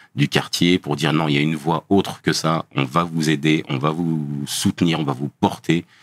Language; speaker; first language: French; native; French